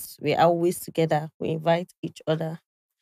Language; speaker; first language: English; non-native, local second language; Igbo